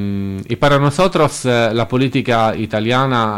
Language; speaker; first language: Spanish; non-native, learner; Italian